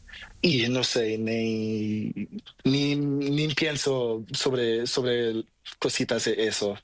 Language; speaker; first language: Spanish; non-native, learner; Portuguese